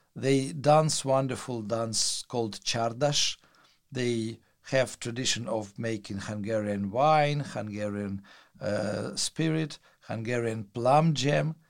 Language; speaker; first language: English; non-native, fluent; Russian